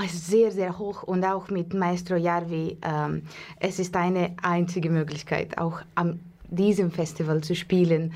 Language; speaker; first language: German; non-native, fluent; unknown